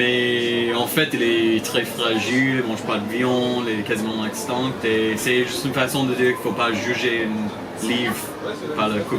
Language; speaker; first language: French; non-native, fluent; English